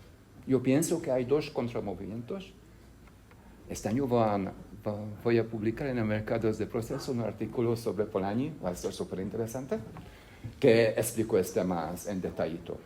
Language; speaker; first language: Spanish; non-native, fluent; Hungarian